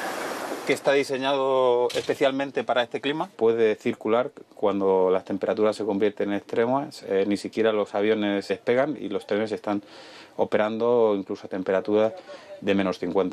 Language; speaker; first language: Spanish; native; Spanish